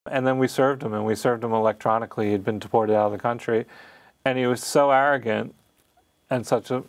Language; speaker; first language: English; native; English